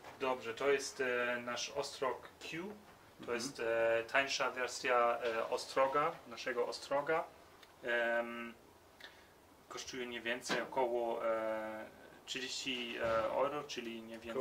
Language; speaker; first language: Polish; early bilingual, heritage; Polish